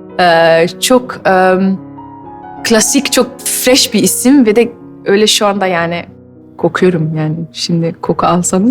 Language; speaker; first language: Turkish; early bilingual, heritage; Turkish